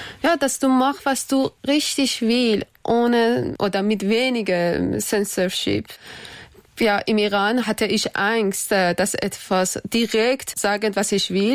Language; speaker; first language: German; non-native, learner; Persian